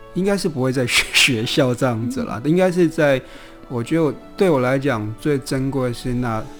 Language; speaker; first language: Chinese; native; Chinese